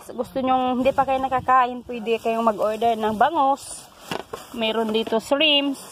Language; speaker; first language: Filipino; non-native, local second language; Cebuano